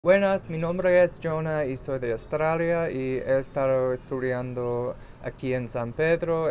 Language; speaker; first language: Spanish; non-native, learner; English